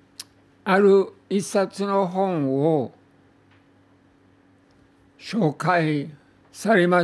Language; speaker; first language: Japanese; non-native, fluent; English